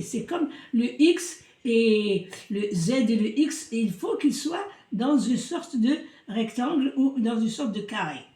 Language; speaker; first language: French; non-native, local second language; Arabic